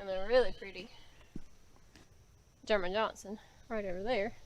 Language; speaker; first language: English; native; English